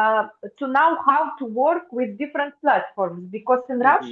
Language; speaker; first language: English; non-native, fluent; Russian